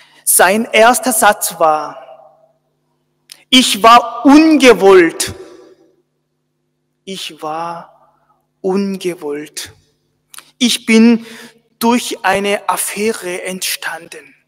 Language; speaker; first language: German; non-native, fluent; Korean